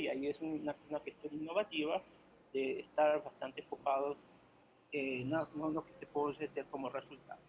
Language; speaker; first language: Portuguese; non-native, fluent; Spanish